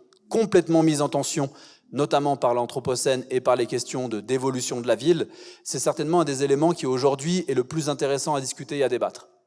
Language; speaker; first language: French; native; French